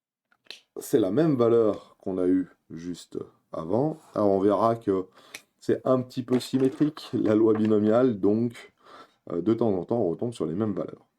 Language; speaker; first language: French; native; French